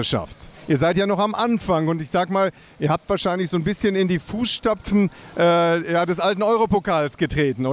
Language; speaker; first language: German; native; German